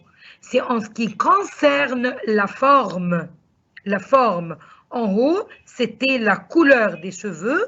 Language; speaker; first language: French; non-native, fluent; Arabic